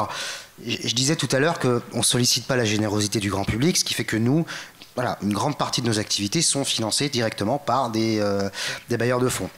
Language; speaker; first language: French; native; French